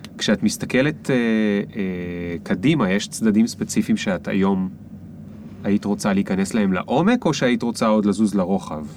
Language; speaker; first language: Hebrew; native; Hebrew